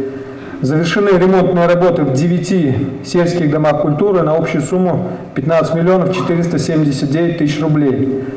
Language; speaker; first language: Russian; native; Russian